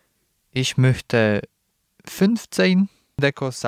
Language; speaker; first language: German; non-native, learner; Polish